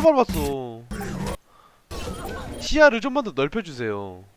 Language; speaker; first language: Korean; native; Korean